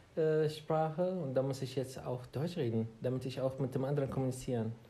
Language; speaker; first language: German; non-native, learner; Arabic